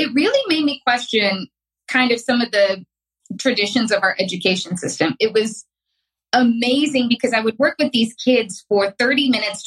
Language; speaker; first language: English; native; English